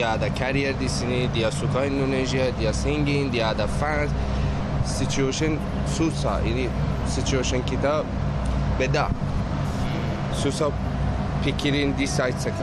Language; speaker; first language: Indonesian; non-native, learner; Persian